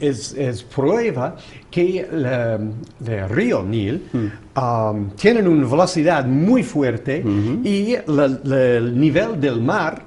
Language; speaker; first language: Spanish; non-native, fluent; English